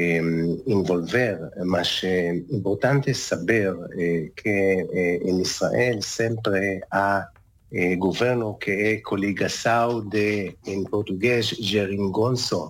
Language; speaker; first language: Portuguese; non-native, learner; Hebrew